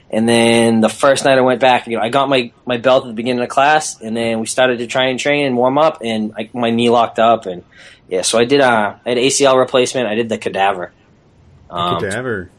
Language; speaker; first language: English; native; English